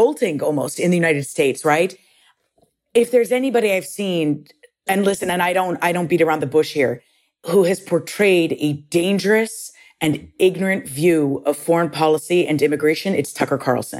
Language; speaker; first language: English; native; English